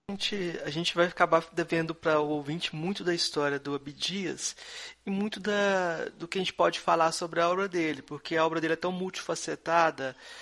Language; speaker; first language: Portuguese; native; Portuguese